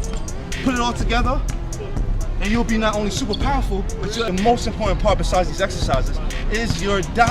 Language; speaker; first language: English; native; English